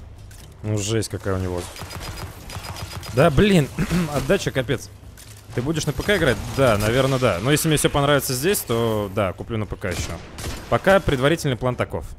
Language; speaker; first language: Russian; native; Russian